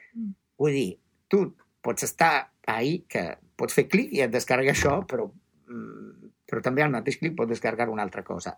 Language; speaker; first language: Catalan; non-native, fluent; Italian